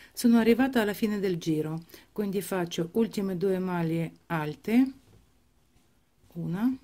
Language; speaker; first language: Italian; non-native, fluent; Ukrainian